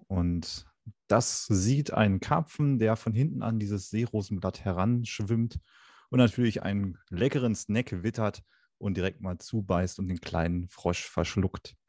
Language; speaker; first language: German; native; German